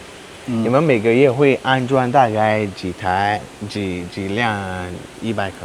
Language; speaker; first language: Chinese; non-native, learner; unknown